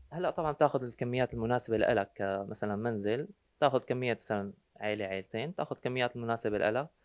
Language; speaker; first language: Arabic; native; Arabic